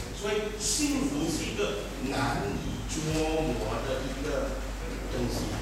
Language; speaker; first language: Chinese; native; Chinese